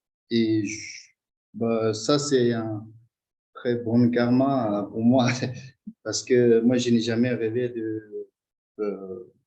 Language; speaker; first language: French; non-native, fluent; Tibetan